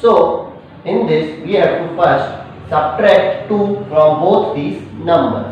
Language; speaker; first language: English; non-native, local second language; Hindi